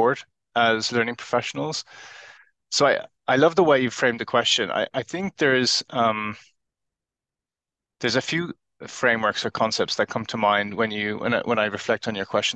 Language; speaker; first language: English; native; English